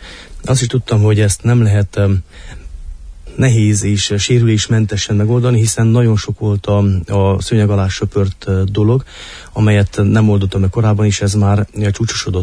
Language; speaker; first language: Hungarian; native; Hungarian